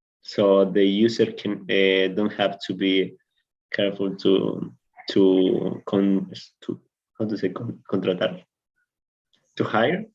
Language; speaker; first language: English; non-native, learner; Spanish